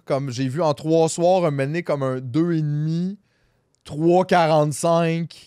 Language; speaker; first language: French; native; French